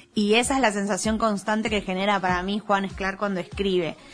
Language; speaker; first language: Spanish; native; Spanish